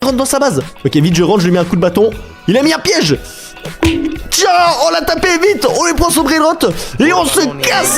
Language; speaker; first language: French; native; French